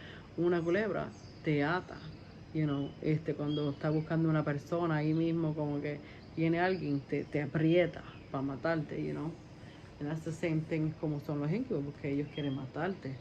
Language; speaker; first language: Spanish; early bilingual, heritage; Spanish